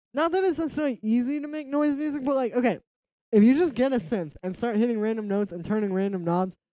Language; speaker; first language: English; native; English